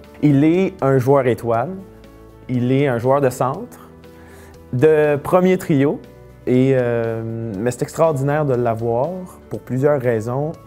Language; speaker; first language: French; native; French